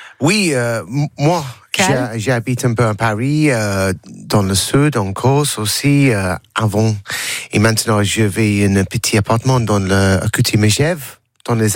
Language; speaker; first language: French; non-native, learner; English